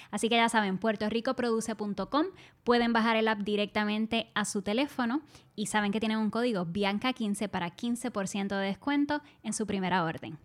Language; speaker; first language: Spanish; native; Spanish